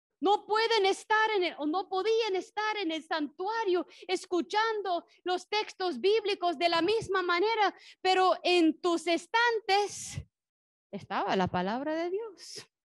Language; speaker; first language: Spanish; non-native, fluent; English